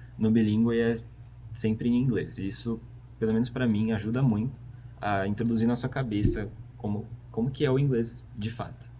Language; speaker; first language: Portuguese; native; Portuguese